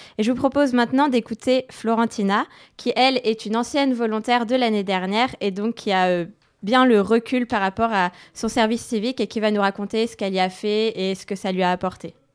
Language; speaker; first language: French; native; French